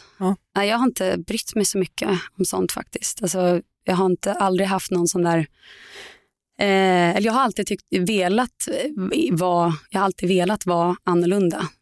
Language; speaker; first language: Swedish; native; Swedish